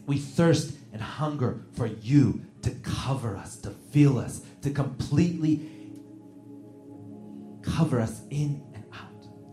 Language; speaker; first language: English; native; English